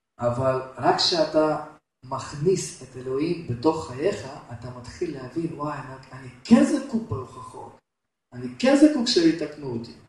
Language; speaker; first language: Hebrew; non-native, fluent; Russian